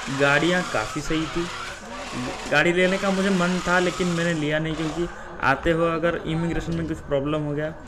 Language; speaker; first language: Hindi; non-native, local second language; Odia